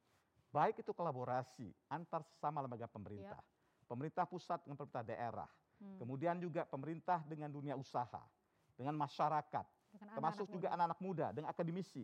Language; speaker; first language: Indonesian; native; Indonesian